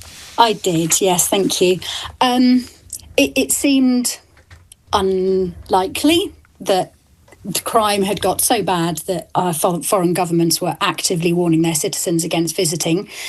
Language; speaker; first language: English; native; English